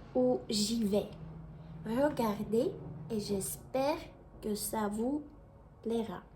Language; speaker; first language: French; non-native, learner; Russian